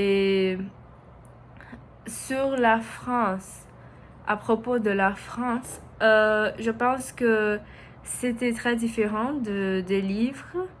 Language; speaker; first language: French; non-native, learner; Portuguese